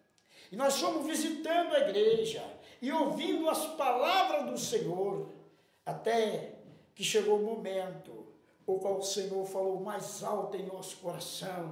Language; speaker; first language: Portuguese; native; Portuguese